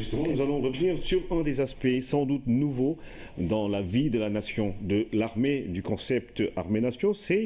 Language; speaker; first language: French; non-native, local second language; Wolof